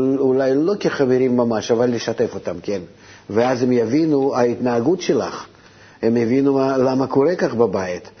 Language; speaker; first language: Hebrew; non-native, fluent; Russian